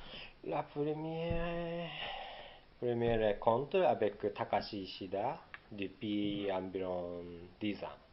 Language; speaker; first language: French; non-native, learner; Japanese